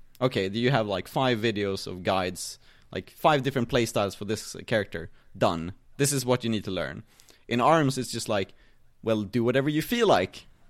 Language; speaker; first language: English; non-native, fluent; Swedish